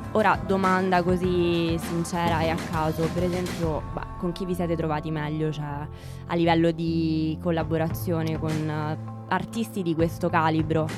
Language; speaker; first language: Italian; native; Italian